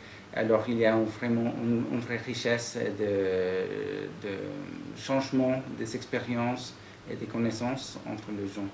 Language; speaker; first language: French; non-native, fluent; Spanish